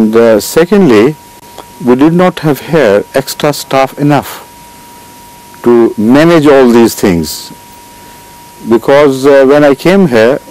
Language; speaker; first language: English; non-native, local second language; Urdu